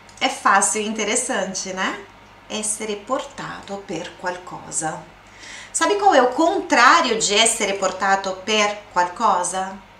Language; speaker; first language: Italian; non-native, fluent; Portuguese